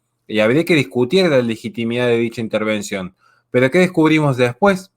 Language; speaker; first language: Spanish; native; Spanish